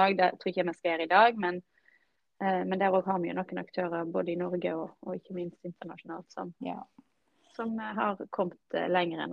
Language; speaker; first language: Norwegian; native; Norwegian